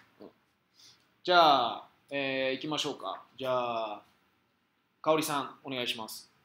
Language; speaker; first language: Japanese; non-native, fluent; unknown